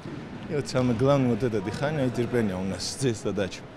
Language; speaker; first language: Russian; non-native, fluent; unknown